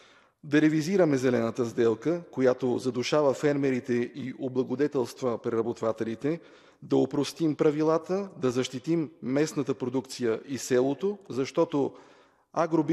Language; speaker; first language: Bulgarian; native; Bulgarian